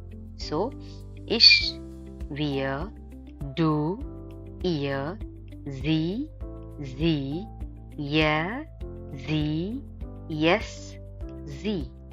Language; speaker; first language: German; non-native, fluent; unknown